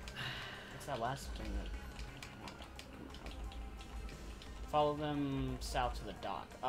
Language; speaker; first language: English; native; English